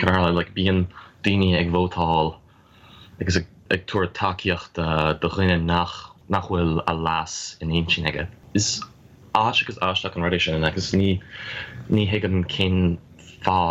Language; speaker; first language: Irish; non-native, fluent; English